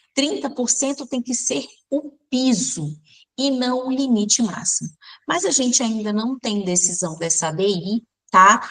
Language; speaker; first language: Portuguese; native; Portuguese